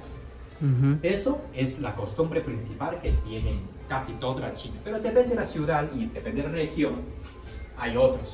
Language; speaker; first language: Spanish; non-native, fluent; Chinese